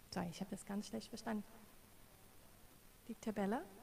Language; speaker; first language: German; non-native, learner; English